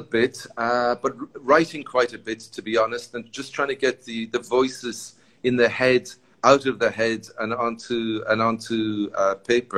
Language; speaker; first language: English; native; English